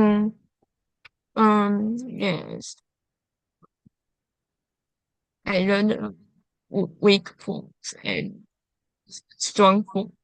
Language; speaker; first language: English; non-native, learner; Chinese